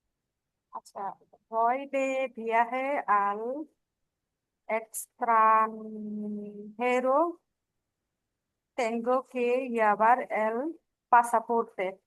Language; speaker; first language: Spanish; non-native, learner; Bangla